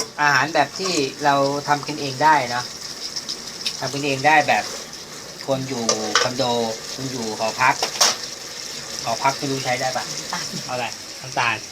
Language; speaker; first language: Thai; native; Thai